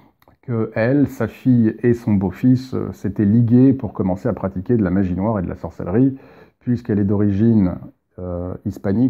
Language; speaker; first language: French; native; French